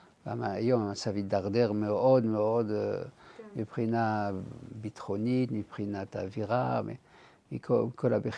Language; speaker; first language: Hebrew; non-native, fluent; French